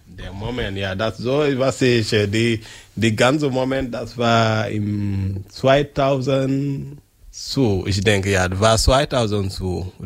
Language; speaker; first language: German; non-native, learner; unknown